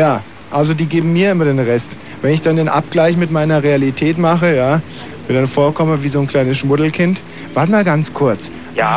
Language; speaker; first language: German; native; German